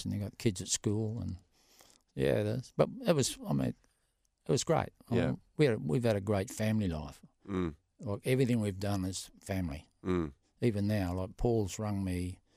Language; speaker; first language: English; native; English